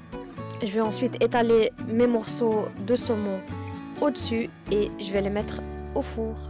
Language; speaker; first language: French; native; French